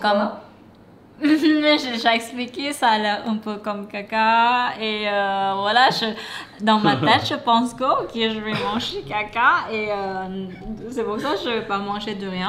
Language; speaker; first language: French; non-native, fluent; Thai